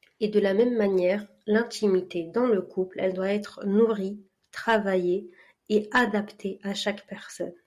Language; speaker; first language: French; early bilingual, other home language; Arabic